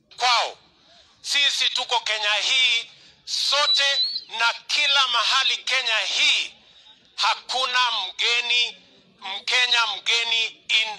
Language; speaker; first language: Swahili; non-native, local second language; Kalenjin